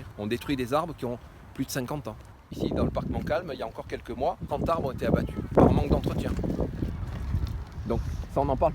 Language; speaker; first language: French; native; French